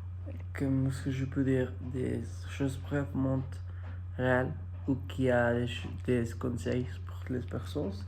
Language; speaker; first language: French; non-native, fluent; Spanish